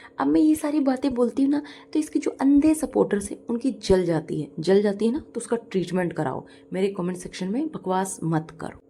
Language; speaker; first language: Hindi; native; Hindi